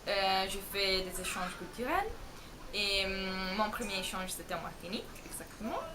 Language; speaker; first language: French; non-native, learner; Italian